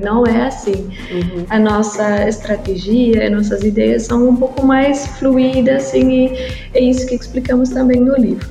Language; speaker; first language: Portuguese; non-native, learner; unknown